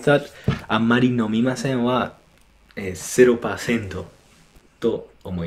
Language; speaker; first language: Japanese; non-native, learner; English